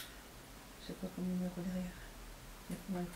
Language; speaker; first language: French; native; French